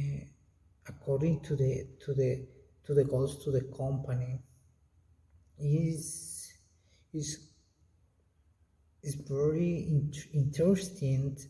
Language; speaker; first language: English; non-native, learner; Spanish